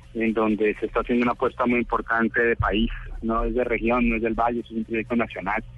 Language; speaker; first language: Spanish; native; Spanish